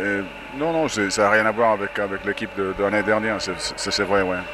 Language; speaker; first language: French; non-native, fluent; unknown